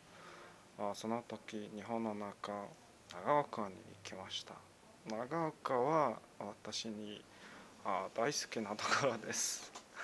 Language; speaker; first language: Japanese; non-native, learner; Mongolian